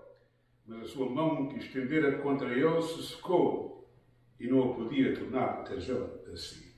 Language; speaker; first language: Portuguese; native; Portuguese